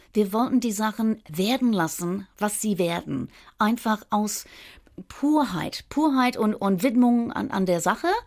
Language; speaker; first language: German; non-native, fluent; English